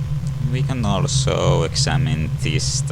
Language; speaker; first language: English; native; English